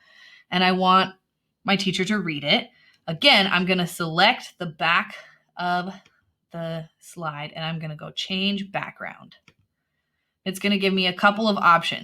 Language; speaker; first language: English; native; English